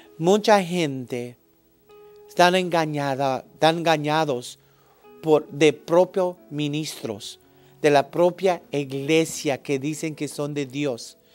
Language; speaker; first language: Spanish; early bilingual, heritage; English